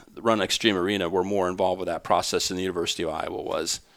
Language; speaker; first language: English; native; English